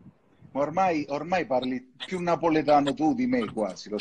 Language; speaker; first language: Italian; native; Italian